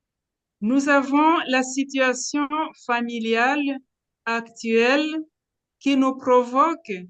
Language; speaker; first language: French; non-native, local second language; Kinyarwanda